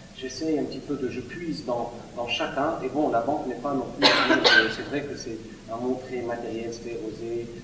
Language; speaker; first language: French; non-native, local second language; Arabic